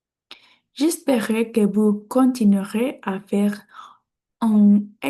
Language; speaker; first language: French; non-native, learner; Spanish